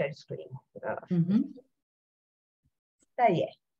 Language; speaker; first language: French; non-native, fluent; Portuguese